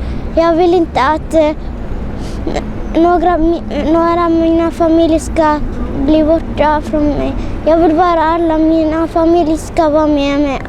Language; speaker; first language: Swedish; early bilingual, other home language; Tigrinya